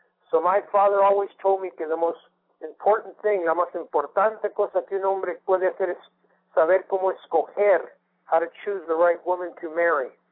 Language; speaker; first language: Spanish; early bilingual, heritage; Spanish